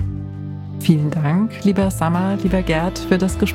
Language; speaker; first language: German; native; German